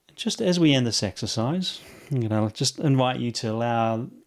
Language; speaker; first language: English; native; English